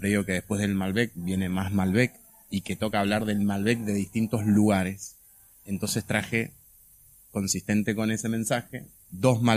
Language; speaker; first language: Spanish; native; Spanish